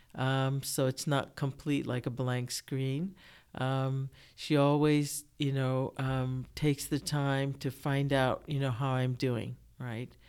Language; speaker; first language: English; early bilingual, other home language; Japanese